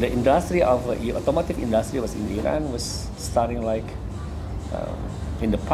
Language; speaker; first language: English; non-native, learner; Indonesian